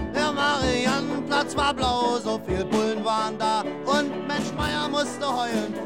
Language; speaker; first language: German; native; German